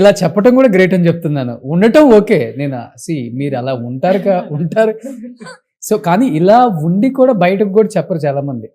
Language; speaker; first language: Telugu; native; Telugu